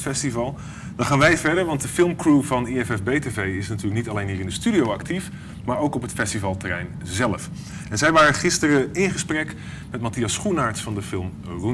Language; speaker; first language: Dutch; native; Dutch